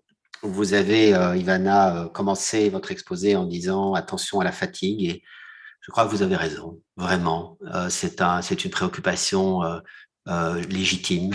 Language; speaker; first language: French; native; French